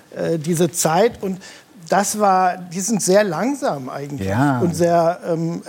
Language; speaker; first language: German; native; German